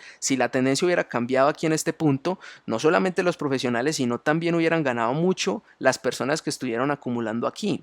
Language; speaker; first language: Spanish; native; Spanish